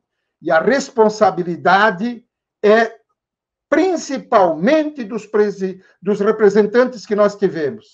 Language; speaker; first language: Portuguese; native; Portuguese